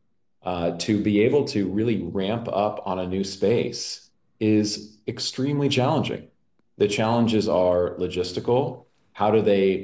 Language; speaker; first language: English; native; English